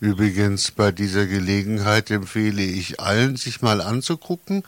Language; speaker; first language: German; native; German